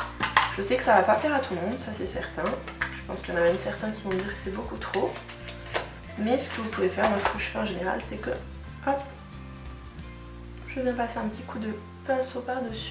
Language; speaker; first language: French; native; French